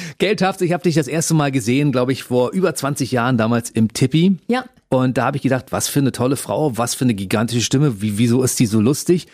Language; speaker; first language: German; native; German